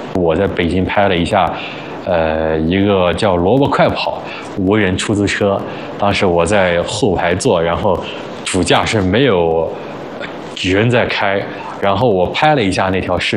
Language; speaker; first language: Chinese; early bilingual, other home language; Arabic